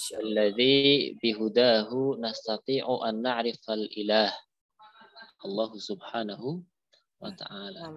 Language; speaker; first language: Arabic; non-native, fluent; Indonesian